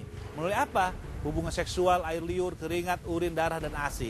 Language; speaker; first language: Indonesian; native; Indonesian